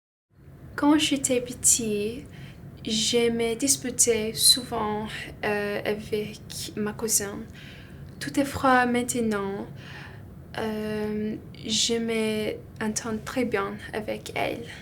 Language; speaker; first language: French; non-native, learner; English